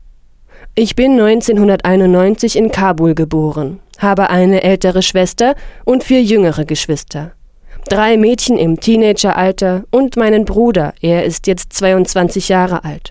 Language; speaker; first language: German; non-native, fluent; Persian